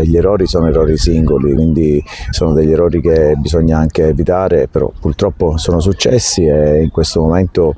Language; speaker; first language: Italian; native; Italian